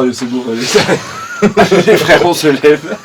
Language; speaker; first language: French; native; French